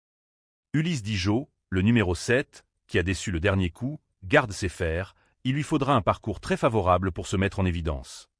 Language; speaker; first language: French; native; French